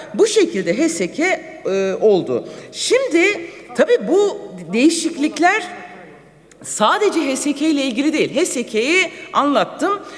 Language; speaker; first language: Turkish; non-native, local second language; Kurdish